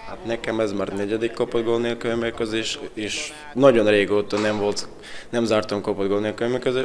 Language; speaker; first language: Hungarian; non-native, fluent; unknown